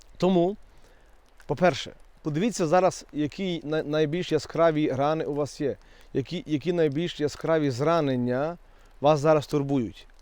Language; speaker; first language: Ukrainian; native; Ukrainian